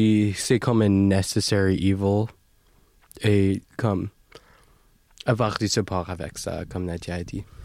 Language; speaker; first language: French; non-native, local second language; English